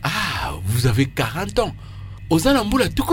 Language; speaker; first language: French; non-native, local second language; Lingala